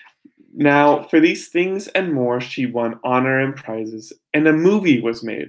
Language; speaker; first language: English; native; English